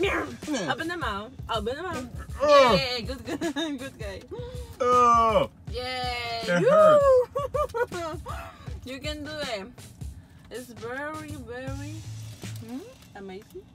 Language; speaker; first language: English; non-native, learner; Spanish